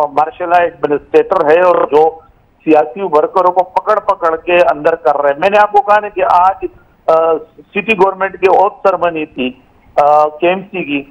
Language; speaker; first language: Urdu; non-native, local second language; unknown